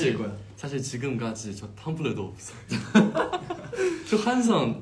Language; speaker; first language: Korean; non-native, fluent; Chinese